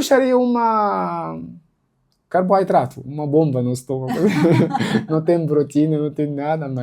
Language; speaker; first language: Portuguese; non-native, local second language; Arabic